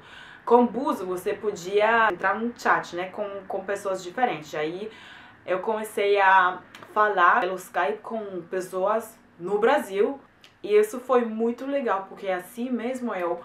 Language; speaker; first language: Portuguese; non-native, fluent; German